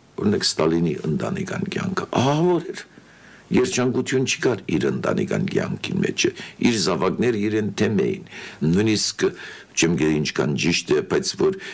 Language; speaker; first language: Armenian; early bilingual, heritage; Armenian